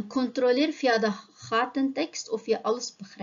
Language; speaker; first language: Dutch; non-native, learner; Uyghur